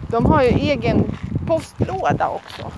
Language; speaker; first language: Swedish; non-native, fluent; Latvian